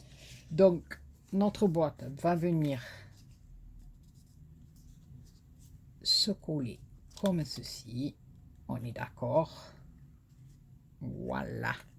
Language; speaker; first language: French; native; French